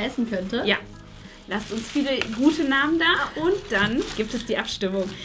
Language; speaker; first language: German; native; German